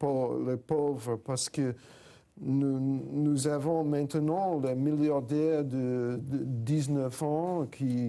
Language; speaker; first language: French; non-native, fluent; English